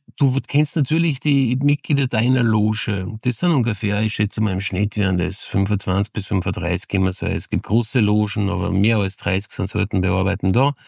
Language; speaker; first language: German; native; German